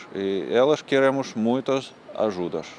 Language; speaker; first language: Portuguese; non-native, learner; Russian